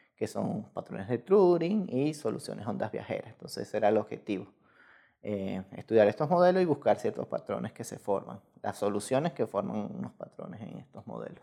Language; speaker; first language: Spanish; native; Spanish